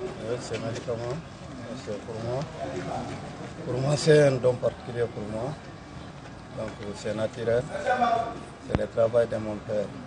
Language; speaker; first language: French; non-native, learner; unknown